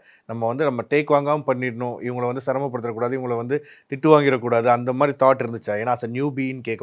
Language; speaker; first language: Tamil; native; Tamil